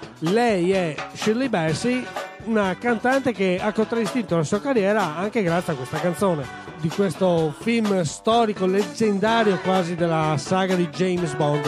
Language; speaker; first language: Italian; native; Italian